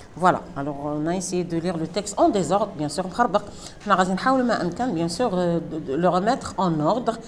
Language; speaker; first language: French; non-native, local second language; Arabic